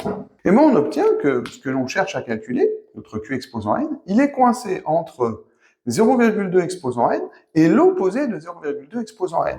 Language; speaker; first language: French; native; French